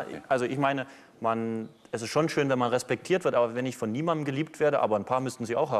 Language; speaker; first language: German; native; German